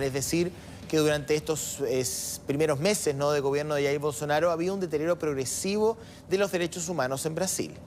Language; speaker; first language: Spanish; native; Spanish